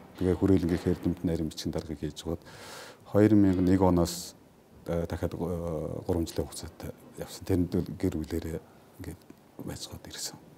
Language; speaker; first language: Mongolian; native; Mongolian